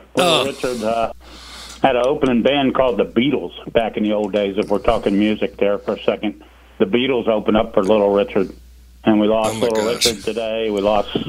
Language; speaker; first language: English; native; English